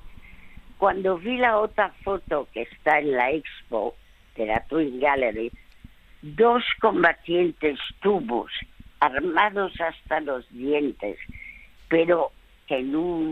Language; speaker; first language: Spanish; early bilingual, other home language; French